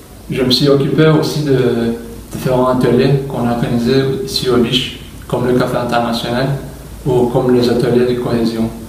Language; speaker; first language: French; non-native, fluent; Turkish